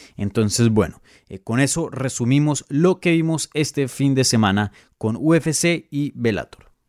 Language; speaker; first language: Spanish; native; Spanish